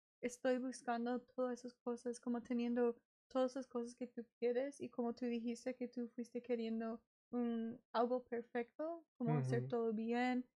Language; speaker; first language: Spanish; non-native, learner; English